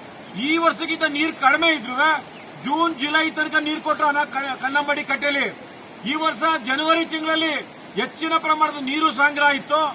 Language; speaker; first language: Kannada; native; Kannada